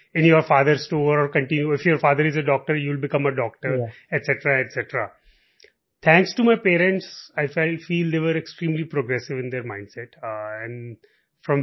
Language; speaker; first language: English; non-native, local second language; Punjabi